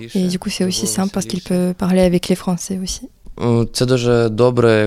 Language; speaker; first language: French; early bilingual, other home language; Ukrainian